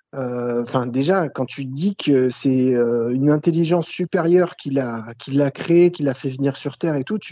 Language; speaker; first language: French; native; French